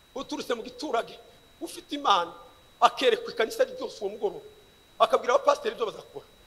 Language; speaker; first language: Kinyarwanda; early bilingual, heritage; Kinyarwanda